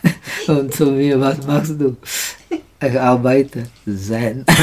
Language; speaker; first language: German; non-native, learner; Czech